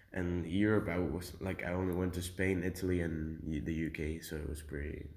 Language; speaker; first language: English; early bilingual, other home language; Spanish